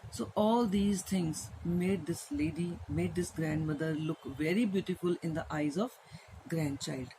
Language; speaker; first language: English; non-native, local second language; Hindi